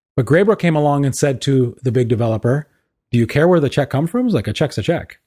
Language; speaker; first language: English; native; English